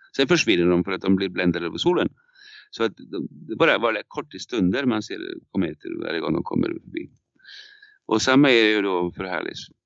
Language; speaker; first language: Swedish; non-native, fluent; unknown